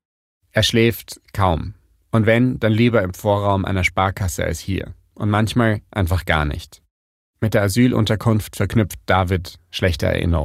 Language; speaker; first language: German; native; German